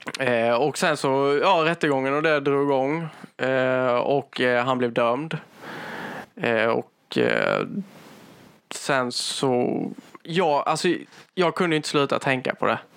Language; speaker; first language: Swedish; native; Swedish